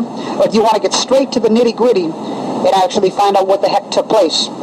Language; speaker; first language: English; native; English